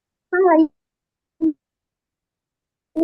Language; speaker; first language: English; non-native, learner; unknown